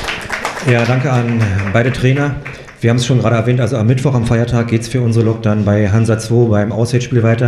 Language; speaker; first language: German; native; German